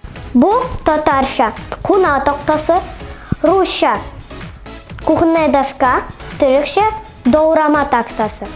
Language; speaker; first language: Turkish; non-native, learner; Tatar